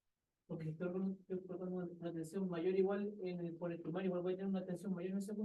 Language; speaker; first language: Spanish; native; Spanish